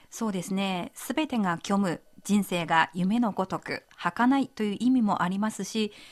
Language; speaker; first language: Japanese; non-native, fluent; Chinese